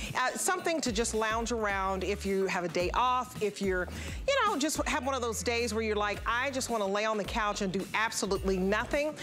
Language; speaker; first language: English; native; English